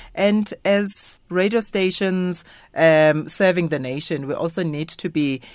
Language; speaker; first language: English; non-native, local second language; Xhosa